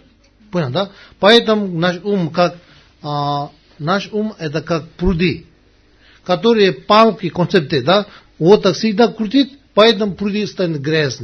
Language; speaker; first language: Russian; non-native, learner; Tibetan